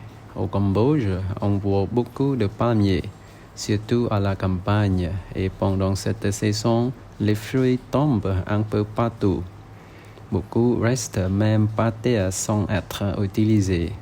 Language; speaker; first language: French; non-native, fluent; Khmer